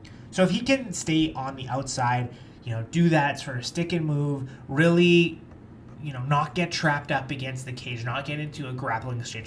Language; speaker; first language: English; native; English